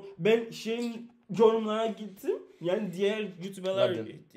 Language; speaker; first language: Turkish; non-native, learner; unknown